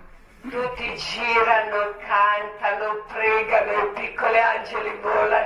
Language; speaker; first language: Italian; non-native, learner; Croatian